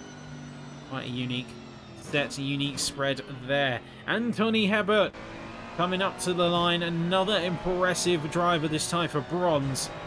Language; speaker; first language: English; native; English